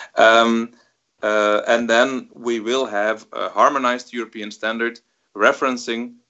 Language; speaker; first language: English; non-native, fluent; Dutch